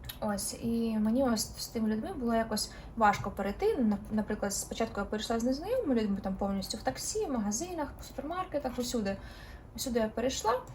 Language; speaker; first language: Ukrainian; non-native, local second language; Russian